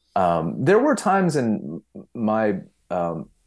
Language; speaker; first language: English; native; English